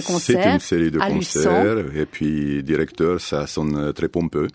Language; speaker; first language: French; non-native, fluent; Romanian